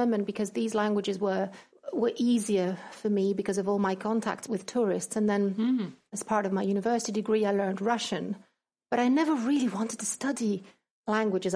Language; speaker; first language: English; non-native, fluent; Greek